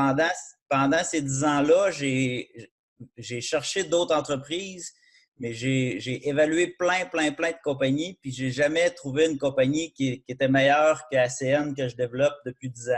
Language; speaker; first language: French; native; French